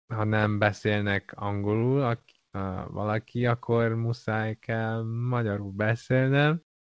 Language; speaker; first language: Hungarian; non-native, learner; Chinese